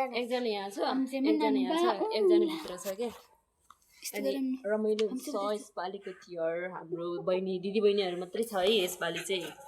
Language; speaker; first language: Nepali; non-native, local second language; Eastern Tamang